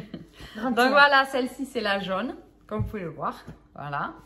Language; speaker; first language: French; native; French